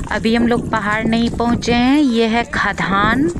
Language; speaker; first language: Hindi; native; Hindi